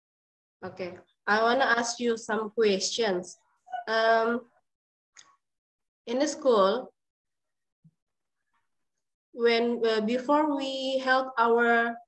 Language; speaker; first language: English; non-native, learner; Indonesian